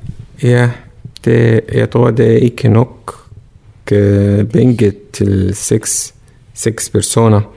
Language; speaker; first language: Danish; non-native, learner; Arabic